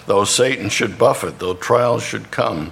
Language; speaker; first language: English; native; English